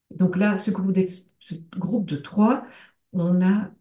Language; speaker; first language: French; native; French